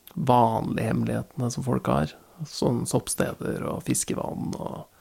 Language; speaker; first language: Norwegian; native; Norwegian